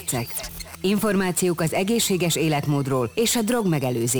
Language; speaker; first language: Hungarian; native; Hungarian